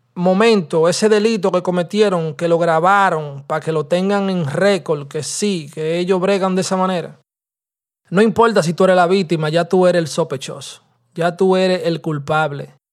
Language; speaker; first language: Spanish; native; Spanish